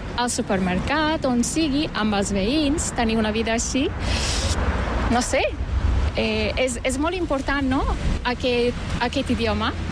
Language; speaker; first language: Catalan; non-native, fluent; Turkish